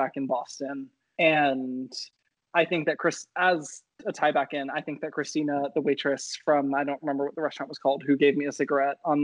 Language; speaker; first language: English; native; English